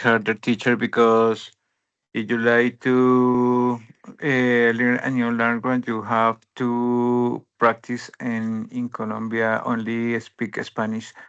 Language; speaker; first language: English; non-native, learner; Spanish